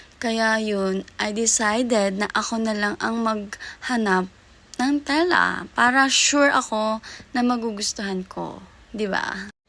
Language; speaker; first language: Filipino; native; Filipino